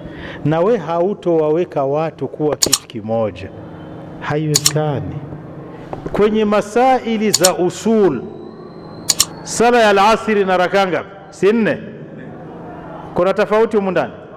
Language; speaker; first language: Swahili; non-native, local second language; Rundi